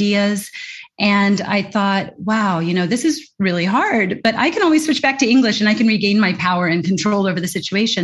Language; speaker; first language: English; native; English